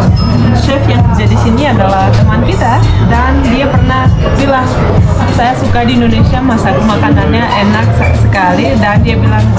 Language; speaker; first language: Indonesian; non-native, fluent; Russian